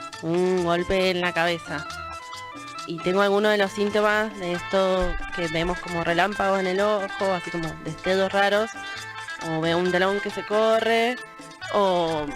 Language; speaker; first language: Spanish; native; Spanish